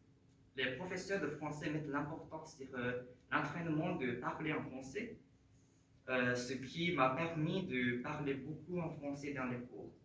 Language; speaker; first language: French; non-native, fluent; Japanese